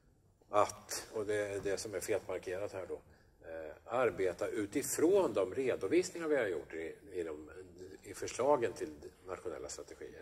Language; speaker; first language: Swedish; native; Swedish